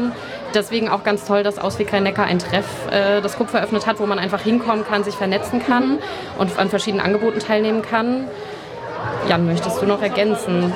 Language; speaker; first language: German; native; German